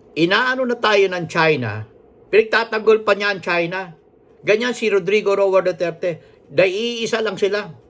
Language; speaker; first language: Filipino; non-native, local second language; Hiligaynon